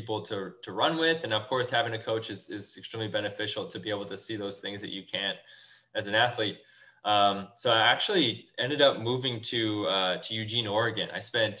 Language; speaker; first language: English; native; English